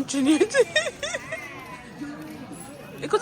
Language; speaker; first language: Italian; non-native, learner; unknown